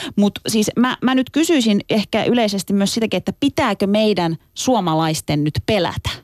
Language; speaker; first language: Finnish; early bilingual, other home language; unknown